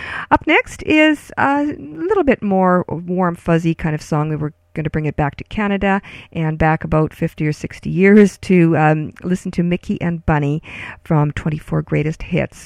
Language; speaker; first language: English; early bilingual, other home language; Ukrainian